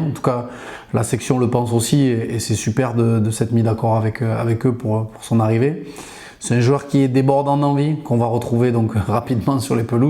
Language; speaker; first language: French; native; French